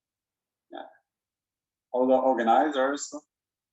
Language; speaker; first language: English; non-native, learner; Chinese